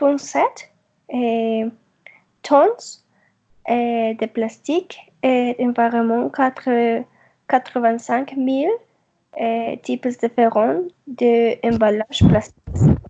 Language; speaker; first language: French; non-native, learner; Spanish